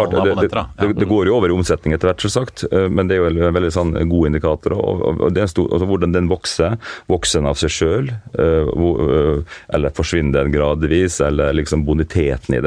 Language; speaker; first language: Norwegian; native; Norwegian